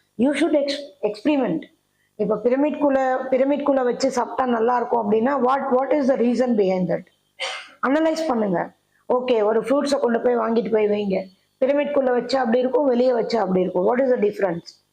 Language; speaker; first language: Tamil; native; Tamil